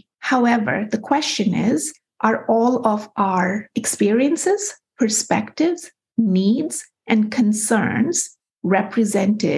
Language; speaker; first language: English; non-native, local second language; Bangla